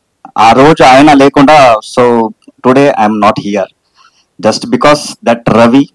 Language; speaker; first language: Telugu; non-native, learner; Kannada